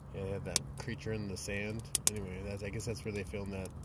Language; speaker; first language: English; native; English